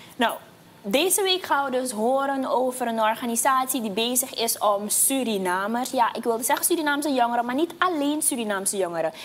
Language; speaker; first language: Dutch; native; Dutch